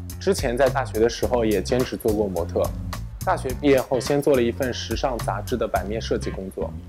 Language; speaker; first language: Chinese; early bilingual, heritage; German